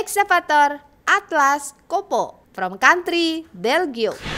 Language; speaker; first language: English; non-native, learner; Indonesian